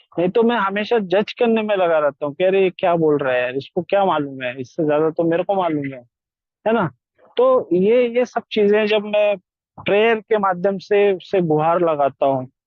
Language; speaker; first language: Hindi; non-native, local second language; Marathi